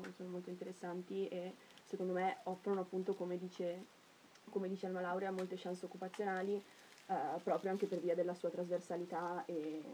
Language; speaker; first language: Italian; native; Italian